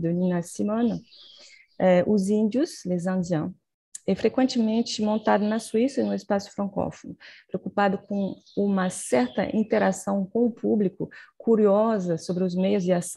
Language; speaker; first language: Portuguese; non-native, fluent; French